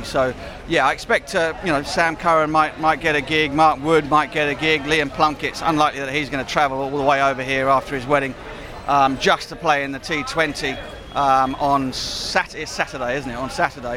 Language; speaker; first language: English; native; English